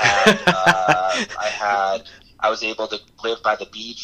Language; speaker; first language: English; native; English